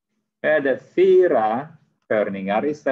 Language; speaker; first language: Swedish; non-native, fluent; Arabic